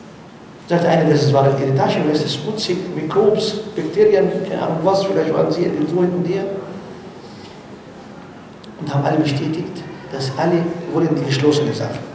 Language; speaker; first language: German; non-native, learner; Arabic